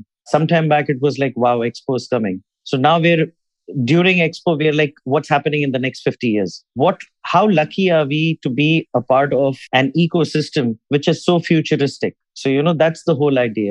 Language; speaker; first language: English; non-native, local second language; Urdu